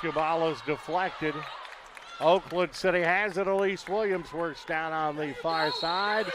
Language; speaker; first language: English; native; English